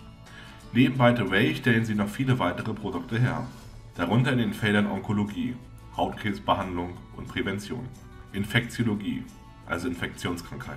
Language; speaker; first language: German; native; German